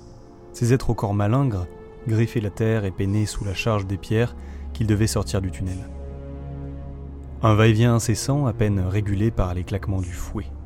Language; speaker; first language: French; native; French